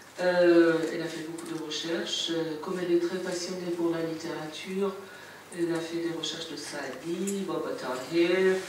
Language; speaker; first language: French; non-native, fluent; Persian